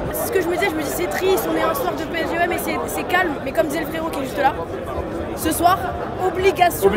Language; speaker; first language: French; native; French